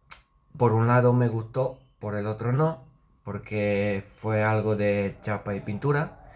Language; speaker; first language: Spanish; non-native, fluent; Romanian